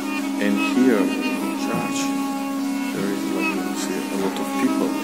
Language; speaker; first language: English; non-native, learner; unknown